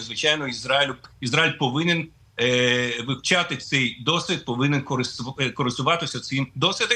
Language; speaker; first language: Ukrainian; non-native, fluent; Russian